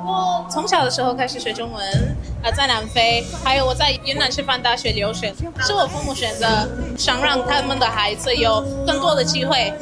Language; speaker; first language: Chinese; non-native, fluent; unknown